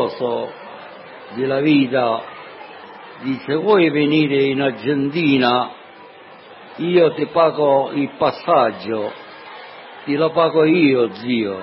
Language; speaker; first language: Italian; non-native, learner; Sicilian